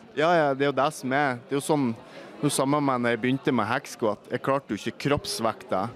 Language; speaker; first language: Norwegian; native; Norwegian